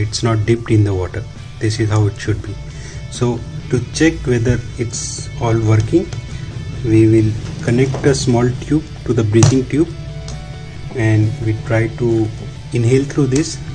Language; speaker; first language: English; non-native, local second language; Hindi